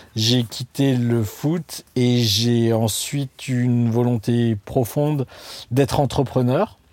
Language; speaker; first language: French; native; French